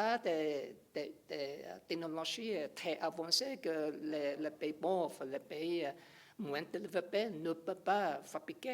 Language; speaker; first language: French; non-native, learner; English